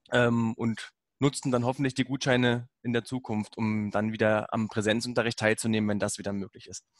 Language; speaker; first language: German; native; German